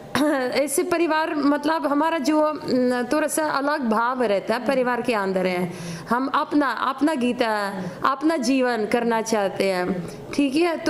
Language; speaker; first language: Hindi; non-native, fluent; Ukrainian